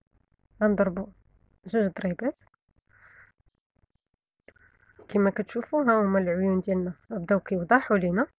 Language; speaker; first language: Arabic; native; Arabic